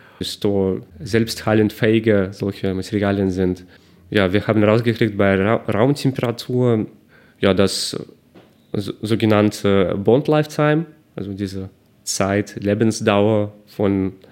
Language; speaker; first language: German; non-native, fluent; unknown